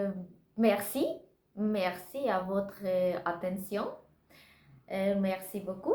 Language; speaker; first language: French; non-native, learner; Russian